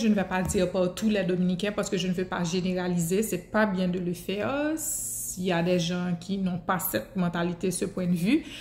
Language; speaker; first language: French; non-native, local second language; Haitian Creole